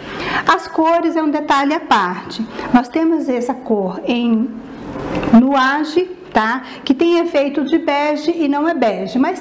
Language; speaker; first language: Portuguese; native; Portuguese